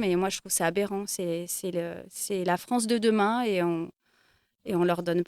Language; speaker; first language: French; native; French